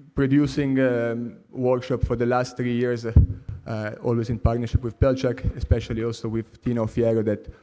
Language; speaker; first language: English; non-native, fluent; Italian